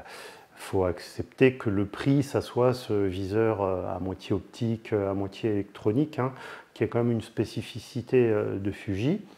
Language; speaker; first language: French; native; French